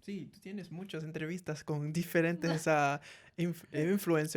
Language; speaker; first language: Spanish; early bilingual, heritage; English